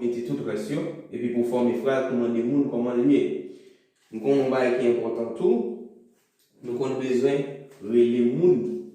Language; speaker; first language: French; non-native, local second language; Haitian Creole